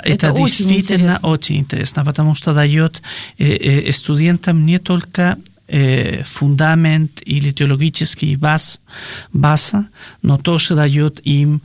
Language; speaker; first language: Russian; non-native, fluent; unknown